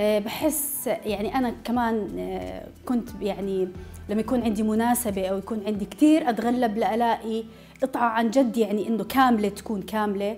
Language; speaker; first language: Arabic; native; Arabic